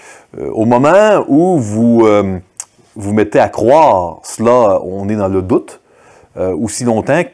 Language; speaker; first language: French; native; French